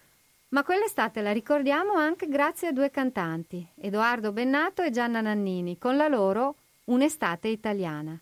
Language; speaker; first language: Italian; native; Italian